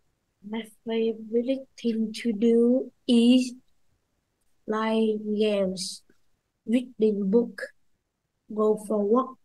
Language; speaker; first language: English; non-native, learner; Vietnamese